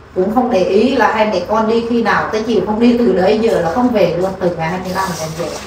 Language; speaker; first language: Vietnamese; non-native, local second language; Eastern Cham